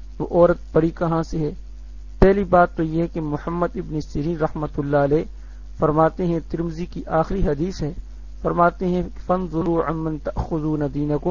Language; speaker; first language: Urdu; native; Urdu